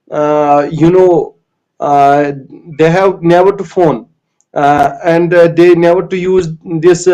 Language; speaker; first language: English; non-native, local second language; Kashmiri